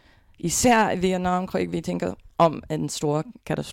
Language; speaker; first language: Danish; non-native, fluent; English